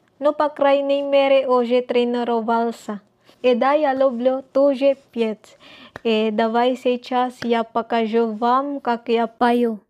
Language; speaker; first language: Russian; non-native, learner; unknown